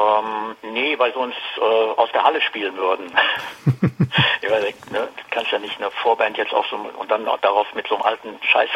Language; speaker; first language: German; native; German